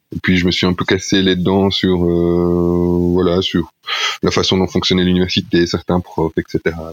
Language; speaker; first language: French; native; French